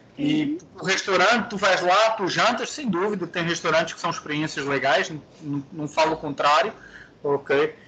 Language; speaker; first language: Portuguese; native; Portuguese